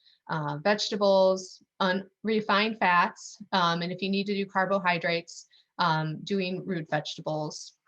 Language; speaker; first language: English; native; English